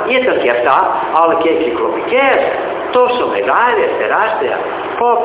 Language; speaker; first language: Greek; early bilingual, heritage; Greek